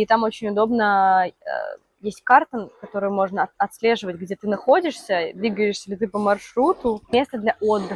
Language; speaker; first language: Russian; native; Russian